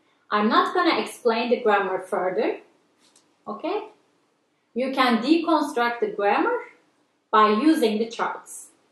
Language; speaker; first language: English; non-native, fluent; Turkish